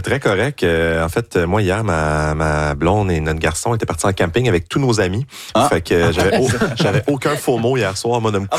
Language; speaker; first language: French; native; French